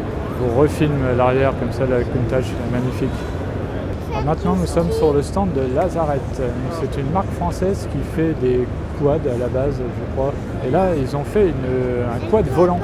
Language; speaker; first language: French; native; French